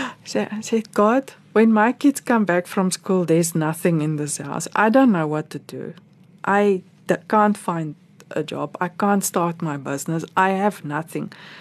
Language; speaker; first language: English; non-native, local second language; Afrikaans